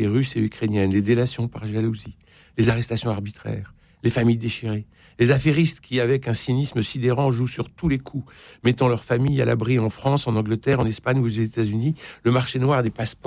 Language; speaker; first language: French; native; French